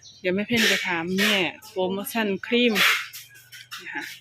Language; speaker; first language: Thai; native; Thai